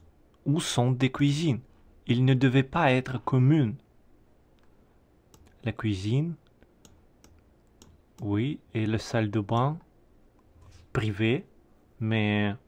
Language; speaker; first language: French; non-native, learner; Russian